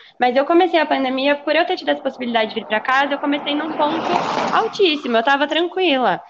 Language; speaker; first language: Portuguese; native; Portuguese